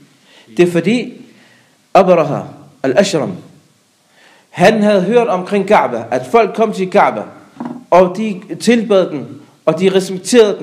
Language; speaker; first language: Danish; early bilingual, other home language; Arabic